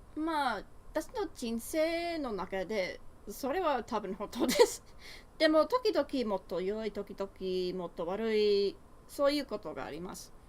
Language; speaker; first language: Japanese; non-native, learner; English